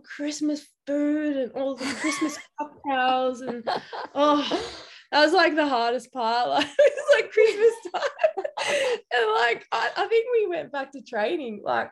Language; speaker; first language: English; native; English